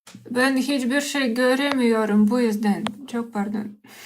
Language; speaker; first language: Turkish; non-native, learner; Russian